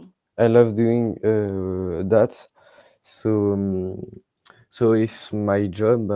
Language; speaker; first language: English; non-native, learner; French